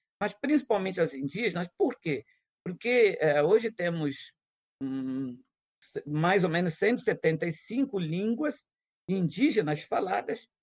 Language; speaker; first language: Portuguese; non-native, local second language; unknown